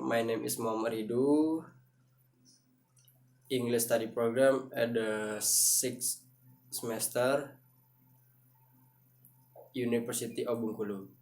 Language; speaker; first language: English; non-native, learner; Indonesian